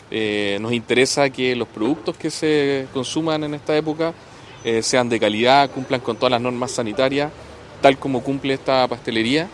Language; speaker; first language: Spanish; native; Spanish